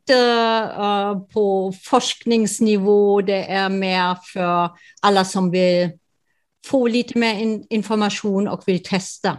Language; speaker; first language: Swedish; non-native, fluent; German